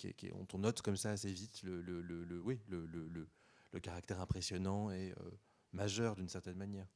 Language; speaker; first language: French; native; French